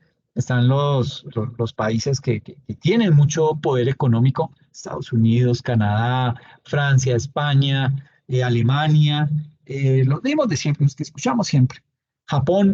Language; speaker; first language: Spanish; native; Spanish